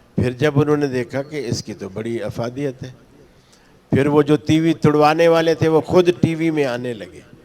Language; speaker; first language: Urdu; non-native, local second language; Punjabi